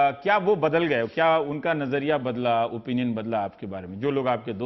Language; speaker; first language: Hindi; native; Hindi